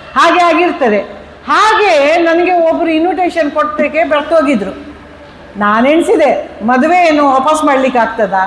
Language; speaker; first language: Kannada; non-native, local second language; Konkani